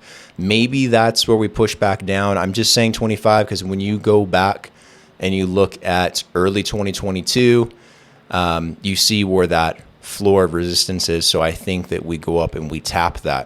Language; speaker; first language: English; native; English